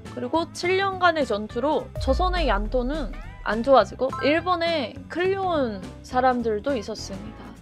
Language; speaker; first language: Korean; non-native, fluent; Japanese